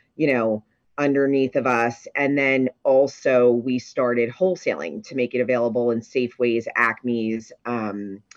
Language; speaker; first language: English; native; English